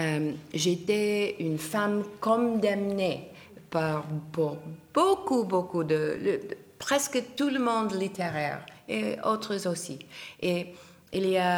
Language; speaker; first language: French; non-native, learner; English